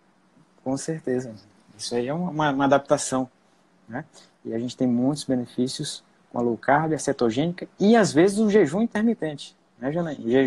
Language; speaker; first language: Portuguese; native; Portuguese